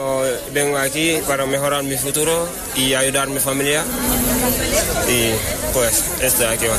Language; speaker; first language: Spanish; non-native, learner; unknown